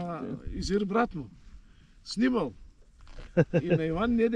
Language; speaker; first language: Bulgarian; non-native, local second language; Turkish